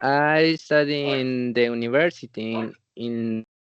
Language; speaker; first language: English; non-native, learner; Spanish